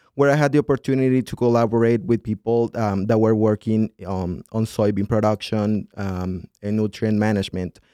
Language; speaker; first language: English; non-native, fluent; Spanish